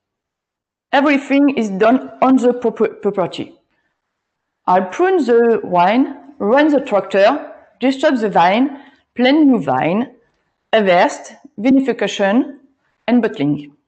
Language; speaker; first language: English; non-native, learner; French